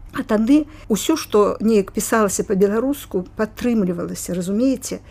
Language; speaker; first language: Belarusian; native; Belarusian